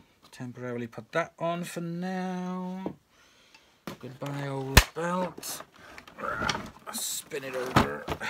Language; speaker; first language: English; native; English